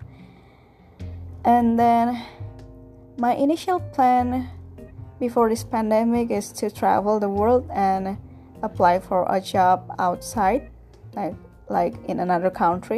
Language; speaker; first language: English; non-native, fluent; Indonesian